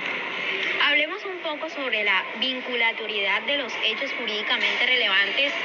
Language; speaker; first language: Spanish; native; Spanish